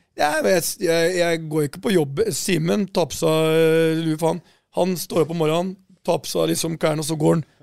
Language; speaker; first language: Norwegian; native; Norwegian